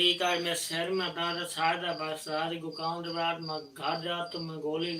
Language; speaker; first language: Hindi; non-native, local second language; Punjabi